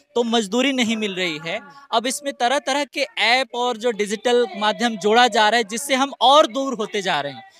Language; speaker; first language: Hindi; native; Hindi